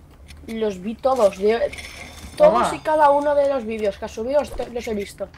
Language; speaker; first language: Spanish; native; Spanish